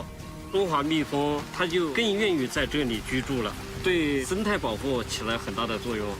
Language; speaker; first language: Chinese; native; Chinese